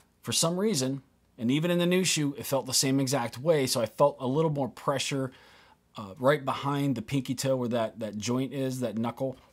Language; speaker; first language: English; native; English